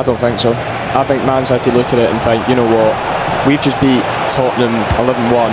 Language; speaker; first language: English; native; English